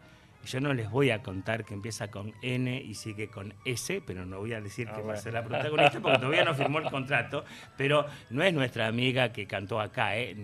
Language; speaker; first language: Spanish; native; Spanish